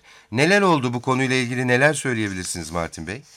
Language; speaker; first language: Turkish; native; Turkish